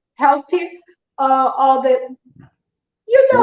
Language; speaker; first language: English; non-native, learner; Portuguese